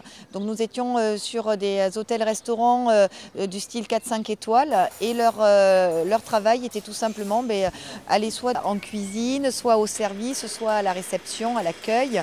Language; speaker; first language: French; native; French